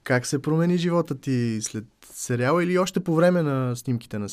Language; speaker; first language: Bulgarian; native; Bulgarian